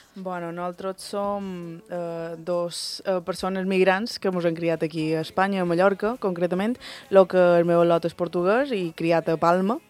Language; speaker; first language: Catalan; early bilingual, other home language; Spanish